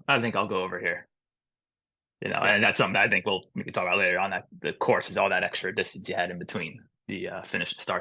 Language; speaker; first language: English; native; English